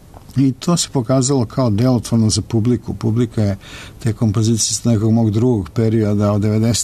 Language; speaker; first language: Serbian; native; Serbian